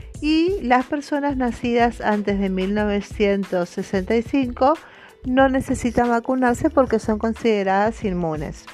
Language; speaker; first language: Spanish; native; Spanish